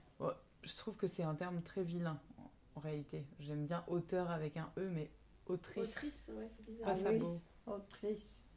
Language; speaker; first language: French; native; French